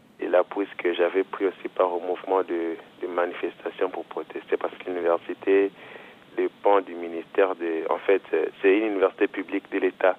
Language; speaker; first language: French; non-native, local second language; Lingala